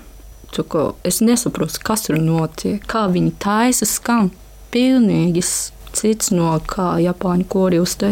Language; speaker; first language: Latvian; non-native, learner; Japanese